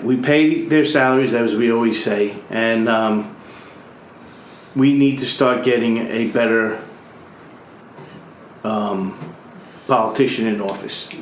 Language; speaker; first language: English; native; English